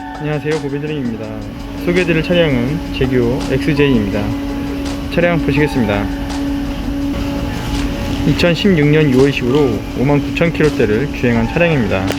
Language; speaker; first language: Korean; native; Korean